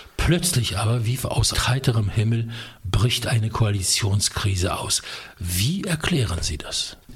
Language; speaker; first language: German; non-native, fluent; Polish